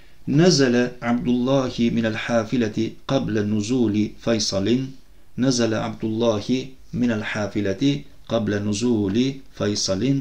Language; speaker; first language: Arabic; non-native, fluent; Turkish